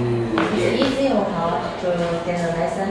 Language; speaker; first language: English; non-native, learner; Chinese